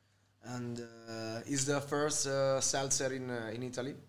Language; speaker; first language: English; non-native, fluent; Italian